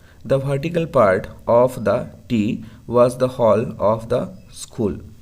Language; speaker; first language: English; non-native, local second language; Bangla